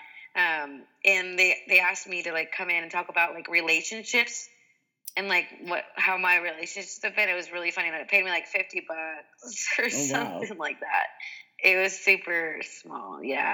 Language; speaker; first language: English; native; English